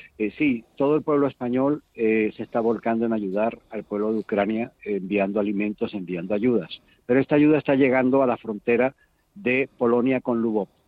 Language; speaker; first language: Spanish; native; Spanish